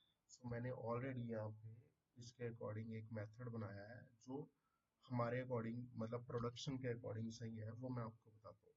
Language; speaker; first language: Hindi; non-native, local second language; Punjabi